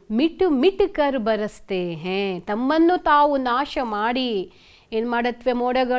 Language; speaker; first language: Hindi; non-native, local second language; Kannada